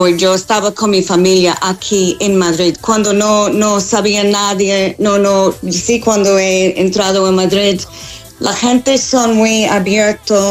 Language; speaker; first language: Spanish; non-native, learner; English